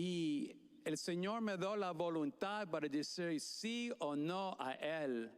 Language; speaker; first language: Spanish; non-native, fluent; English